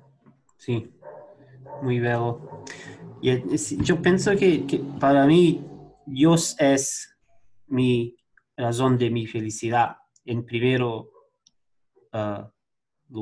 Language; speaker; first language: Spanish; non-native, learner; Portuguese